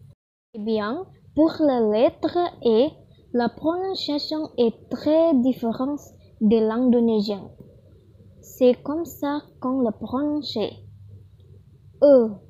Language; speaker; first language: French; non-native, learner; Indonesian